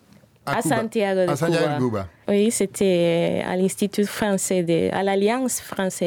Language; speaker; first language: French; non-native, fluent; Spanish